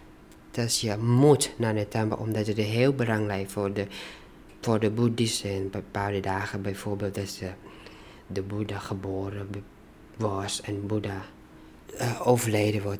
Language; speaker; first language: Dutch; non-native, learner; Thai